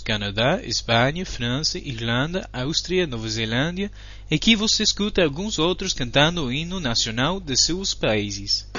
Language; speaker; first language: Portuguese; non-native, fluent; English